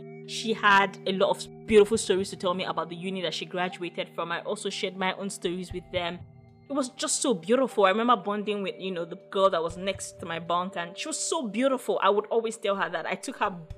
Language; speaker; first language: English; non-native, local second language; Yoruba